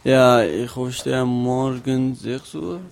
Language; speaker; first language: German; non-native, learner; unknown